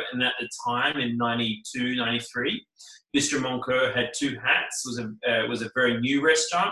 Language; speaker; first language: English; native; English